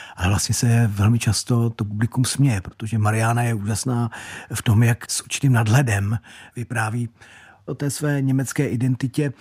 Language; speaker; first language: Czech; native; Czech